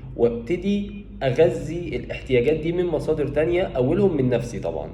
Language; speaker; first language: Arabic; native; Arabic